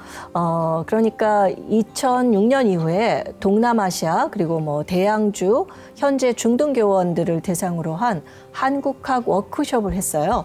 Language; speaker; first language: Korean; native; Korean